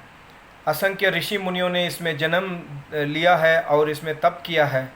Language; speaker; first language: Hindi; non-native, local second language; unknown